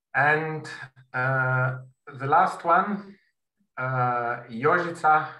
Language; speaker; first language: English; non-native, fluent; Slovenian